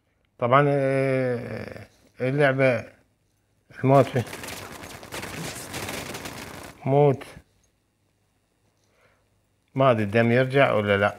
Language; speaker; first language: Arabic; native; Arabic